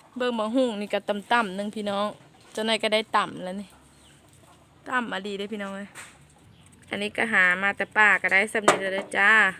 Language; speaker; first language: Thai; native; Thai